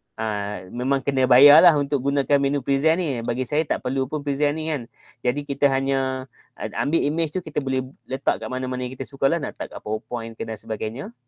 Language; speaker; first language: Malay; native; Malay